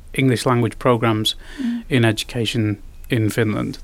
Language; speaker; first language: English; native; English